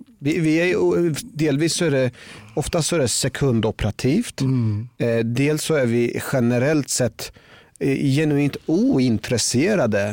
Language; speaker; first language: Swedish; early bilingual, other home language; Persian